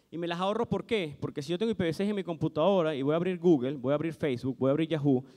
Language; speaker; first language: Spanish; native; Spanish